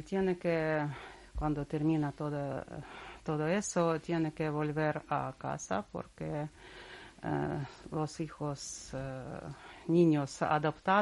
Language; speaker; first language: Spanish; non-native, learner; Russian